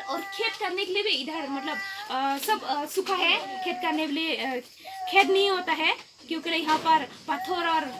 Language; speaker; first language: Hindi; non-native, local second language; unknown